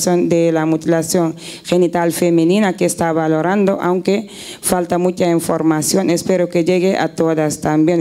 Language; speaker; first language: Spanish; non-native, fluent; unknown